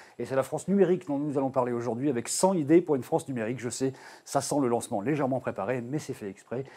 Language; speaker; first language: French; native; French